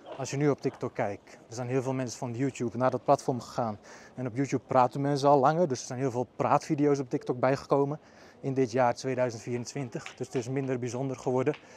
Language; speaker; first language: Dutch; early bilingual, other home language; Bosnian